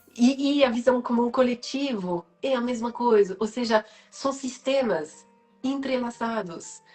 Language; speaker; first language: Portuguese; non-native, fluent; French